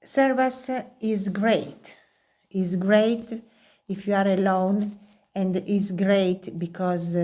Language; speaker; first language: English; non-native, learner; Italian